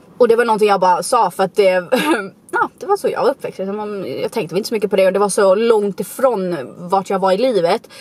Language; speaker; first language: Swedish; native; Swedish